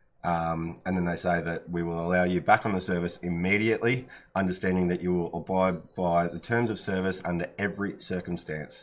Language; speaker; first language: English; native; English